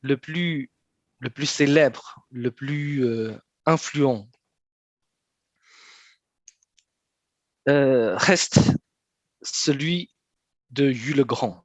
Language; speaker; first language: French; non-native, fluent; Chinese